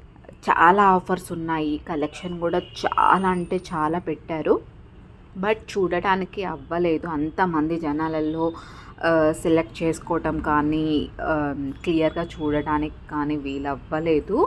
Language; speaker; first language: Telugu; native; Telugu